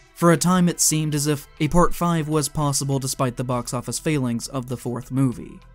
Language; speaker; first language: English; native; English